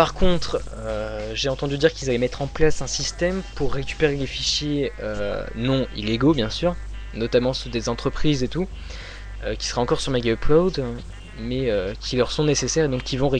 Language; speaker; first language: French; native; French